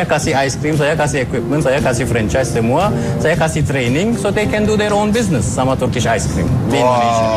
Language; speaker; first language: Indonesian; non-native, fluent; Turkish